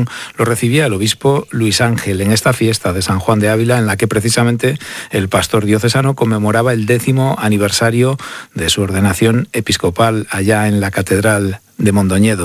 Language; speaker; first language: Spanish; native; Spanish